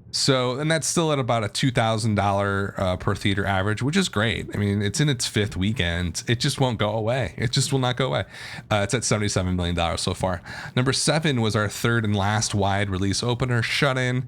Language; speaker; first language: English; native; English